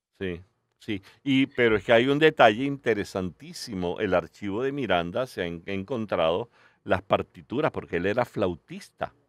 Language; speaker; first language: Spanish; native; Spanish